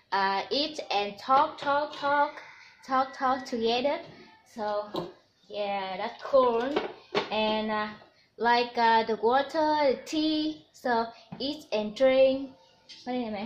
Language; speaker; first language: English; non-native, learner; Vietnamese